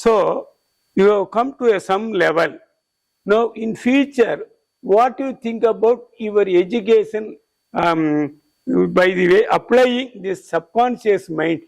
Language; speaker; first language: English; non-native, local second language; Tamil